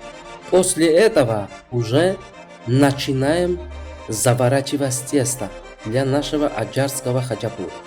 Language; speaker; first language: Russian; non-native, fluent; Georgian